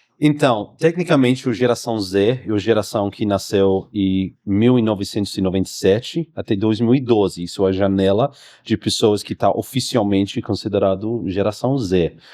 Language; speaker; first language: Portuguese; non-native, fluent; English